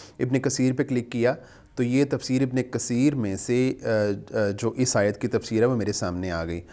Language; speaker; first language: Urdu; native; Urdu